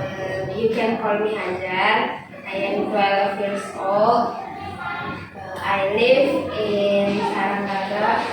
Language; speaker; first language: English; non-native, fluent; Indonesian